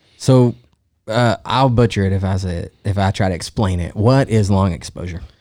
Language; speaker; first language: English; native; English